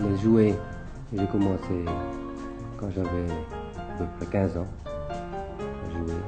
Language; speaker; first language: French; early bilingual, other home language; Thai